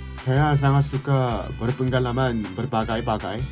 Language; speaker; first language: Indonesian; non-native, learner; Korean